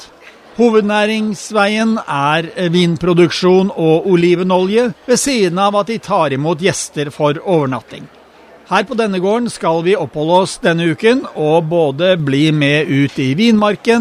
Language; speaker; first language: Norwegian; native; Norwegian